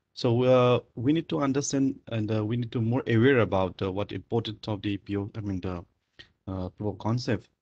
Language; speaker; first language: English; non-native, local second language; Manipuri